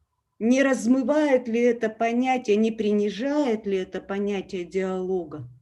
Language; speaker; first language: Russian; native; Russian